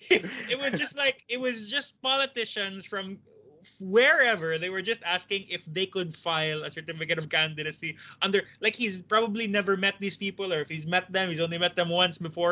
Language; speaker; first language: English; non-native, local second language; Cebuano